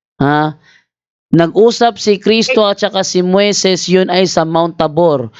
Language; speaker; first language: Filipino; native; Filipino